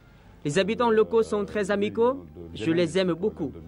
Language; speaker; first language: French; non-native, fluent; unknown